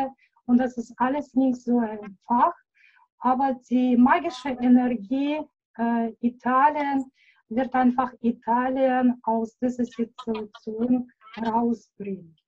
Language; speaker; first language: German; non-native, learner; Russian